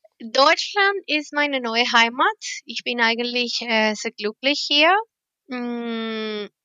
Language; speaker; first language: German; non-native, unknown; Spanish